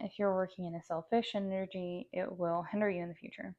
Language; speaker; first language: English; native; English